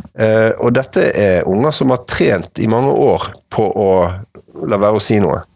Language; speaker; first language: Norwegian; native; Norwegian